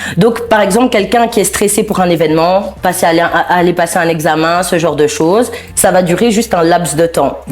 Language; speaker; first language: French; native; French